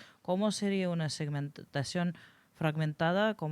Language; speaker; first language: Spanish; non-native, fluent; Russian